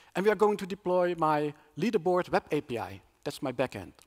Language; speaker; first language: English; non-native, fluent; Dutch